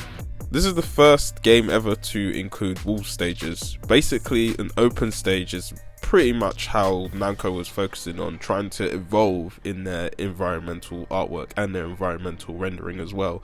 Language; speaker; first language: English; native; English